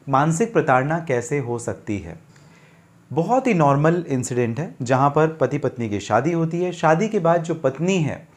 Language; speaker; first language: Hindi; native; Hindi